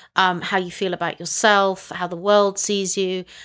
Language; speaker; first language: English; native; English